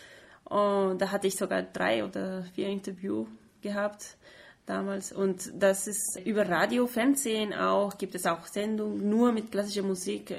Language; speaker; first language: German; non-native, fluent; Spanish